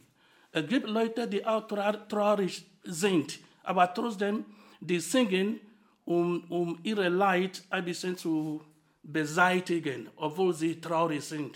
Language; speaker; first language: German; non-native, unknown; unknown